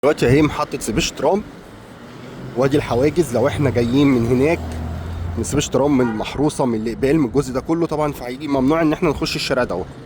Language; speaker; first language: Arabic; native; Arabic